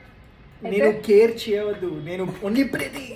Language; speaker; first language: Telugu; non-native, learner; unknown